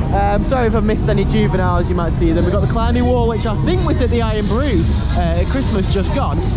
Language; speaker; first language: English; native; English